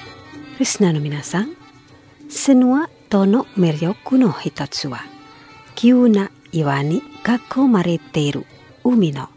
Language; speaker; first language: Japanese; non-native, fluent; Indonesian